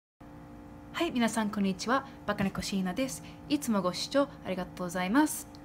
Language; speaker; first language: Japanese; non-native, fluent; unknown